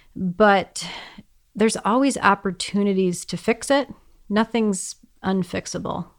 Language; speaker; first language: English; native; English